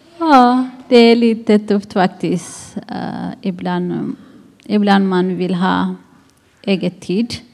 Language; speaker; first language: Swedish; non-native, learner; Tigrinya